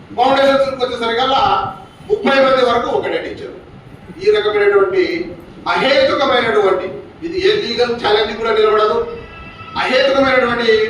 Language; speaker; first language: Telugu; native; Telugu